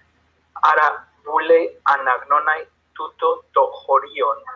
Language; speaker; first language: Greek; non-native, learner; Spanish